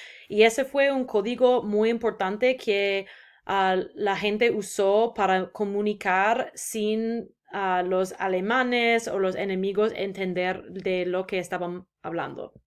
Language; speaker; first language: Spanish; non-native, fluent; English